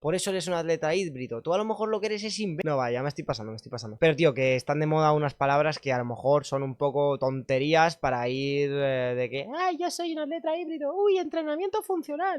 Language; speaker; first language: Spanish; native; Spanish